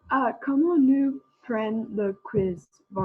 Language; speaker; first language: French; non-native, learner; English